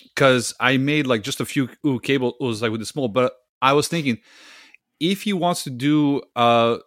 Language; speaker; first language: English; non-native, fluent; Serbian